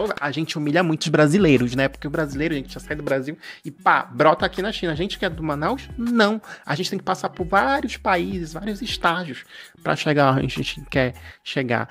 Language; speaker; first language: Portuguese; native; Portuguese